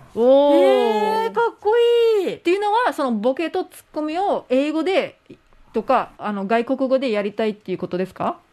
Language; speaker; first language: Japanese; non-native, fluent; English